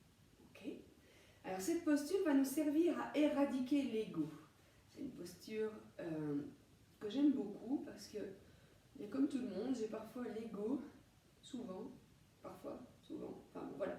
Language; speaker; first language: French; native; French